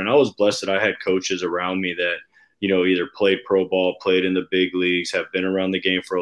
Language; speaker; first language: English; native; English